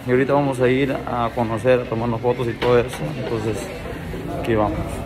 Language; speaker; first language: Spanish; early bilingual, heritage; Spanish